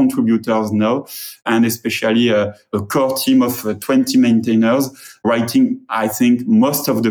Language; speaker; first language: English; non-native, fluent; French